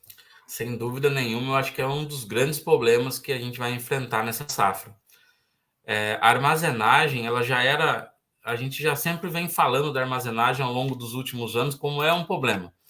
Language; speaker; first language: Portuguese; native; Portuguese